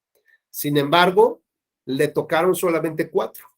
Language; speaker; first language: Spanish; native; Spanish